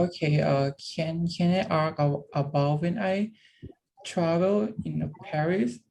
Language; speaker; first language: English; non-native, learner; Thai